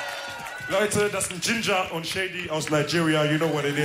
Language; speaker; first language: German; early bilingual, other home language; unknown